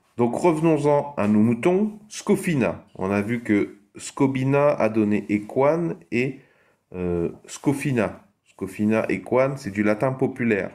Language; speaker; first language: French; native; French